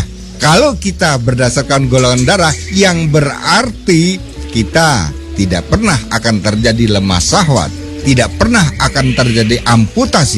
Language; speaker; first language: Indonesian; native; Indonesian